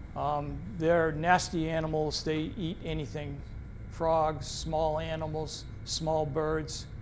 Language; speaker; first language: English; native; English